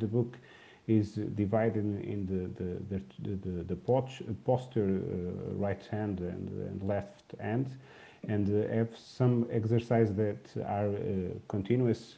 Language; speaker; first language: English; non-native, learner; Portuguese